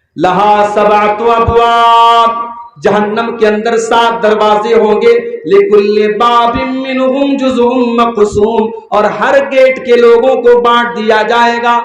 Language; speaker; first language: Urdu; native; Urdu